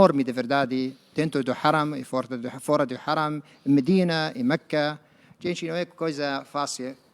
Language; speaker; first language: Portuguese; non-native, learner; Arabic